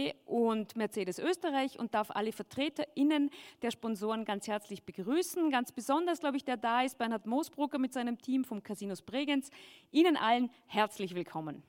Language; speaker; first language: German; native; German